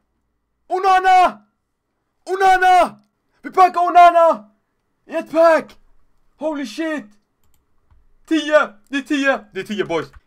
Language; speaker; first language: Swedish; native; Swedish